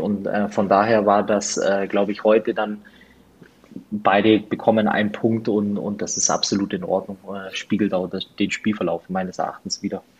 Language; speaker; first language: German; native; German